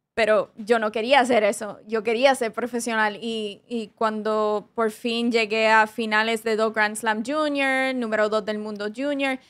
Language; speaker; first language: Spanish; early bilingual, heritage; Spanish